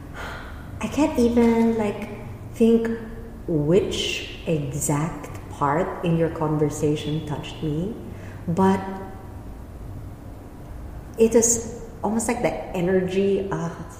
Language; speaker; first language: English; native; English